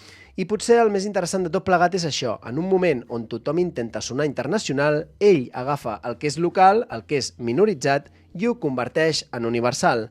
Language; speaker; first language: Catalan; native; Catalan